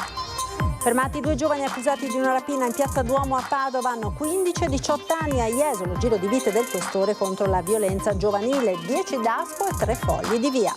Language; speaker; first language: Italian; native; Italian